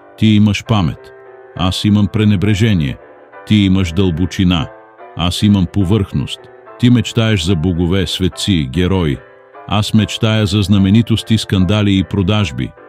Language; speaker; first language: Bulgarian; non-native, learner; English